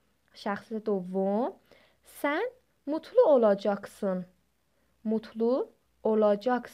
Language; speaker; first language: Turkish; non-native, fluent; Persian